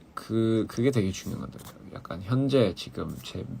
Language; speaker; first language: Korean; early bilingual, other home language; English